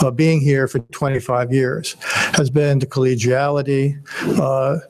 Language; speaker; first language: English; native; English